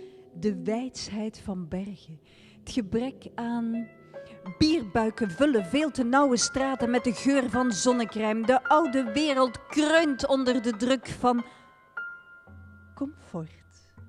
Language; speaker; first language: Dutch; native; Dutch